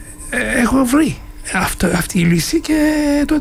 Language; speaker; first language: Greek; non-native, learner; Turkish